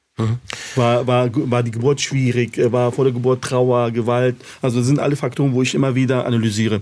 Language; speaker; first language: German; early bilingual, other home language; Arabic